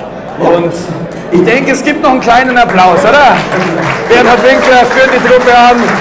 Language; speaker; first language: German; native; German